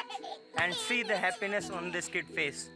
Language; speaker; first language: Hindi; native; Hindi